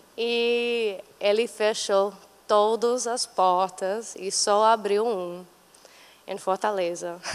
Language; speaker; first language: Portuguese; non-native, fluent; English